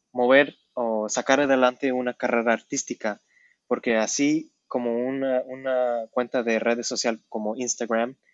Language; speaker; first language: Spanish; early bilingual, heritage; Spanish